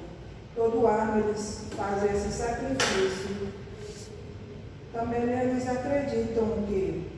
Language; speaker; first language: Portuguese; non-native, learner; Spanish